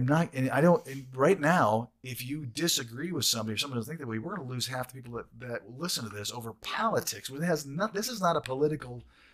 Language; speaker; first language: English; native; English